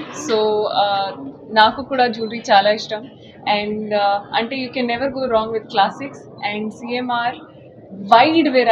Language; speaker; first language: Telugu; non-native, fluent; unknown